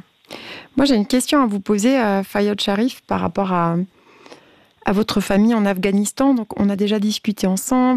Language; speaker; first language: French; native; French